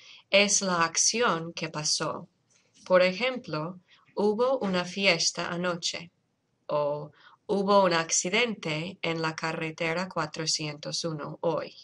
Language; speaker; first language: Spanish; non-native, fluent; English